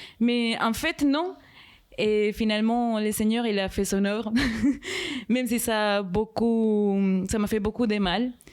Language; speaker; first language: French; non-native, fluent; Spanish